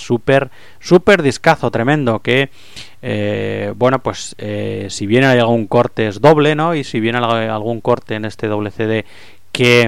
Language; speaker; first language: Spanish; native; Spanish